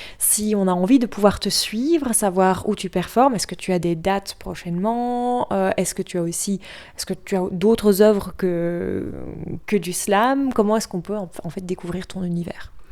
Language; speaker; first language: French; native; French